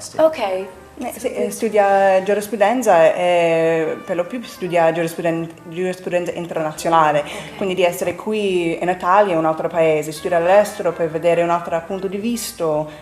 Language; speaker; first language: Italian; non-native, fluent; English